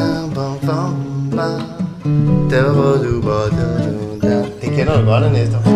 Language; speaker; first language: Spanish; non-native, learner; Danish